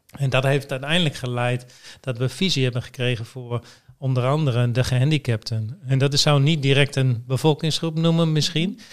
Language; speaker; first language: Dutch; native; Dutch